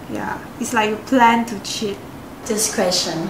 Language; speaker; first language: English; non-native, fluent; Thai